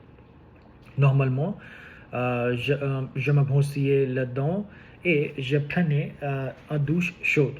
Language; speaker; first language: French; non-native, learner; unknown